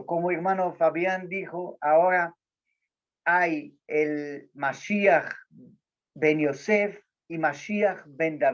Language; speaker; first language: Spanish; non-native, learner; Portuguese